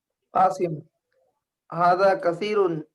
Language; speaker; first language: Arabic; non-native, learner; Urdu